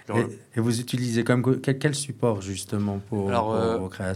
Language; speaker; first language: French; native; French